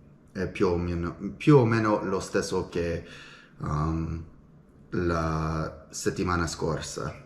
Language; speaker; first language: Italian; non-native, learner; English